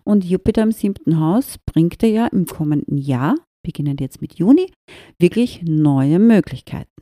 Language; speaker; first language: German; native; German